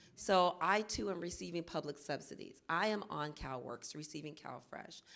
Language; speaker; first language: English; native; English